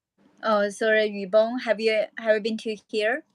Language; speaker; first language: English; non-native, learner; Chinese